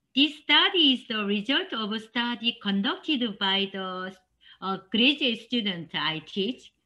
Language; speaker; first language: English; non-native, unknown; Korean